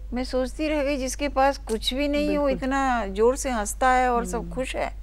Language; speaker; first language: Hindi; native; Hindi